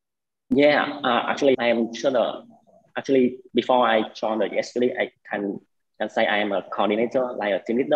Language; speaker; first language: English; non-native, learner; Vietnamese